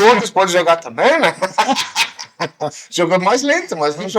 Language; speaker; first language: Portuguese; non-native, learner; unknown